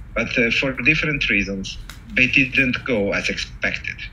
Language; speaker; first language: English; non-native, fluent; Italian